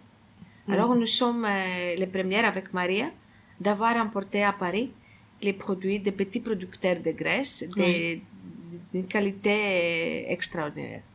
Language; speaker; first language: French; non-native, fluent; Greek